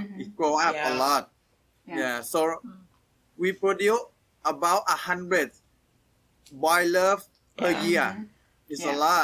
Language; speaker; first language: English; non-native, learner; Thai